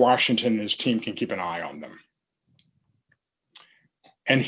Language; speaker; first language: English; native; English